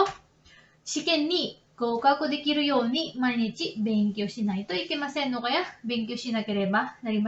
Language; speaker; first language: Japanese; non-native, learner; Filipino